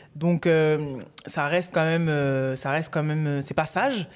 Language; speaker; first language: French; native; French